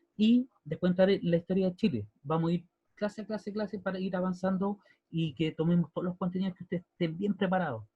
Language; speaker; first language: Spanish; native; Spanish